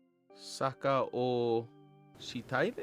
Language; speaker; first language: Japanese; non-native, learner; English